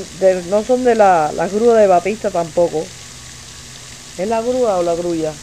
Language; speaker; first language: Spanish; native; Spanish